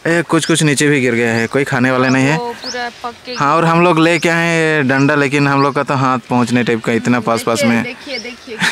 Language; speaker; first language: Hindi; non-native, local second language; Sadri